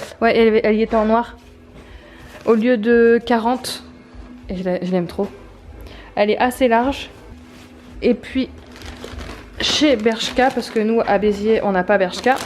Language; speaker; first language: French; native; French